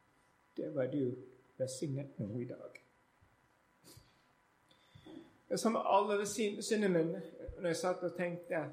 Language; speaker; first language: Norwegian; non-native, learner; English